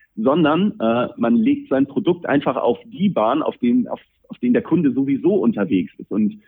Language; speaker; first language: German; native; German